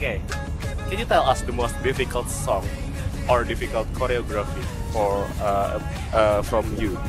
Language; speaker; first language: English; non-native, learner; Indonesian